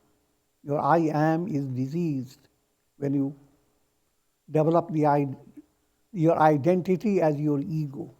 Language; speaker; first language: English; non-native, local second language; Hindi